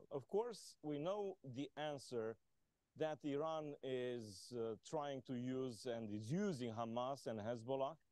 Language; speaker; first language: English; non-native, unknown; Romanian